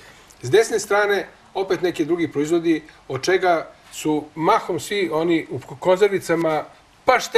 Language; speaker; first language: Croatian; native; Croatian